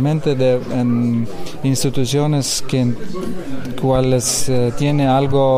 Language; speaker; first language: Spanish; non-native, learner; Lithuanian